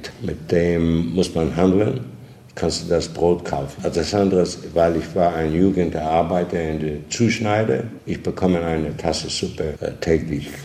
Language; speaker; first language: German; non-native, learner; Polish